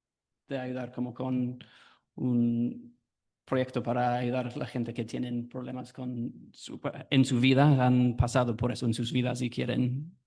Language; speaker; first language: Spanish; non-native, fluent; English